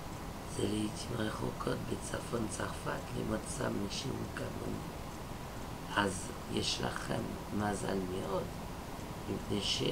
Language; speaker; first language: Hebrew; non-native, fluent; French